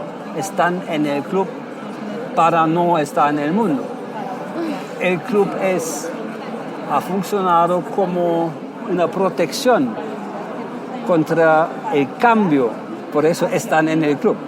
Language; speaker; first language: Spanish; non-native, fluent; German